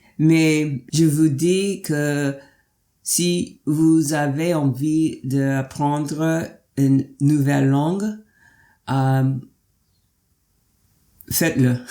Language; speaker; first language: French; non-native, fluent; English